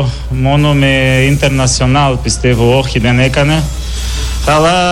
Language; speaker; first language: Greek; non-native, learner; Portuguese